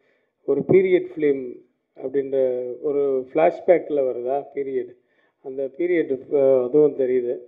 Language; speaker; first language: Tamil; native; Tamil